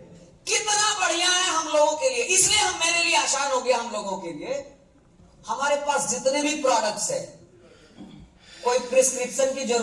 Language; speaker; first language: Hindi; native; Hindi